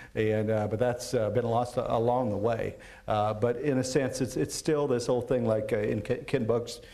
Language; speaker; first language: English; native; English